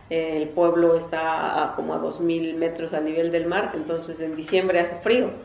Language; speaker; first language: Spanish; non-native, local second language; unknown